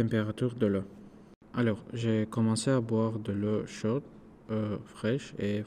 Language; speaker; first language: French; non-native, learner; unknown